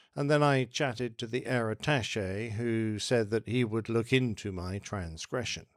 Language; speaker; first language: English; native; English